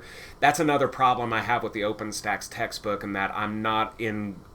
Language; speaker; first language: English; native; English